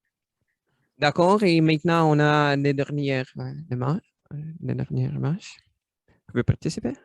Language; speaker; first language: French; non-native, learner; Russian